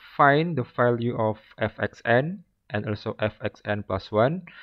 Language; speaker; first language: English; non-native, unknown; Indonesian